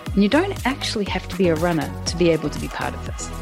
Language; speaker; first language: English; native; English